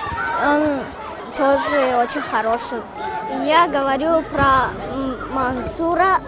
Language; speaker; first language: Russian; non-native, local second language; Tajik